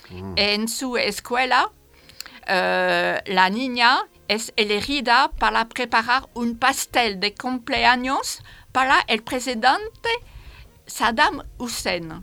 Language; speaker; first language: Spanish; non-native, fluent; French